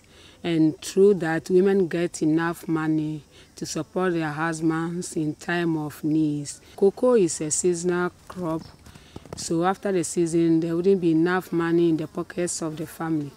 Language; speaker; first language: English; non-native, local second language; Akan